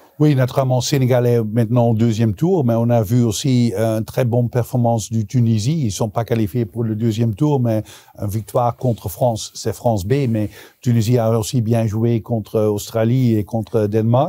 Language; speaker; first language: French; non-native, local second language; Dutch